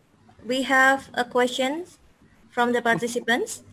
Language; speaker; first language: English; non-native, fluent; Indonesian